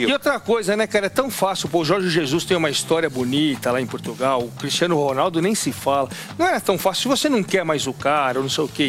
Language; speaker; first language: Portuguese; native; Portuguese